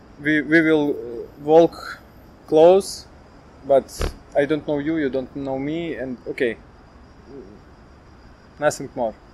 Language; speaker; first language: English; non-native, learner; Ukrainian